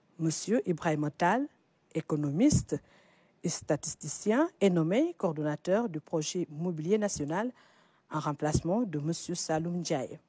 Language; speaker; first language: French; non-native, local second language; Wolof